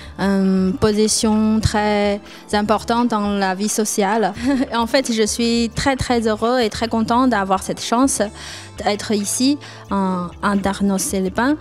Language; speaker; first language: French; non-native, fluent; Chinese